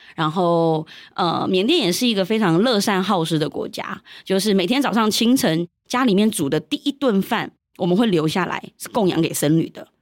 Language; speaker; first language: Chinese; early bilingual, heritage; Chinese